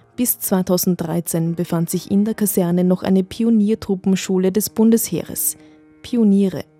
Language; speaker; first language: German; native; German